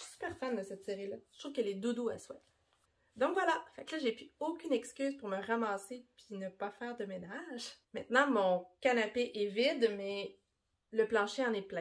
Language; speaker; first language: French; native; French